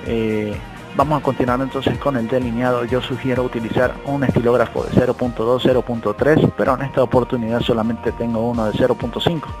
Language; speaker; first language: Spanish; native; Spanish